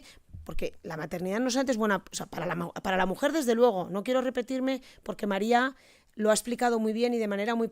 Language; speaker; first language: Spanish; native; Spanish